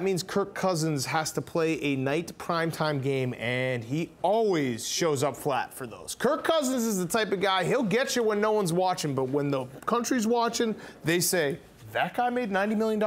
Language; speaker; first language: English; native; English